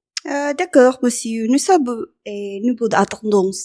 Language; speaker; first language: French; non-native, learner; Spanish